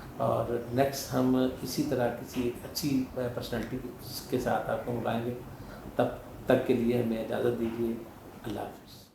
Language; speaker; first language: Urdu; non-native, local second language; Punjabi